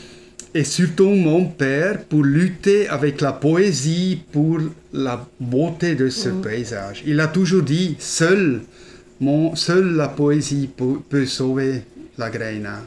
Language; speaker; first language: French; non-native, fluent; German